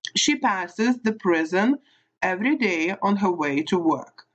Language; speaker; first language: English; non-native, fluent; Lithuanian